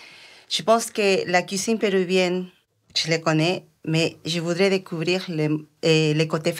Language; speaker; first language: French; non-native, fluent; Spanish